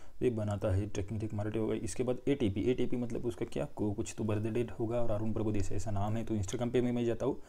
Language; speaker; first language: Hindi; non-native, local second language; Marathi